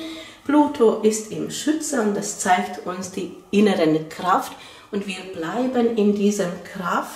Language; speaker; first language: German; non-native, fluent; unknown